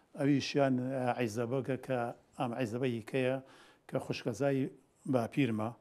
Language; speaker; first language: Central Kurdish; non-native, local second language; Gurani